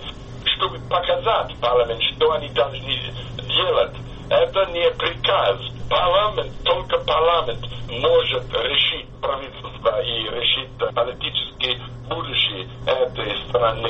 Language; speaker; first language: Russian; non-native, fluent; English